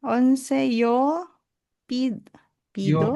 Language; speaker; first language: Spanish; non-native, learner; Filipino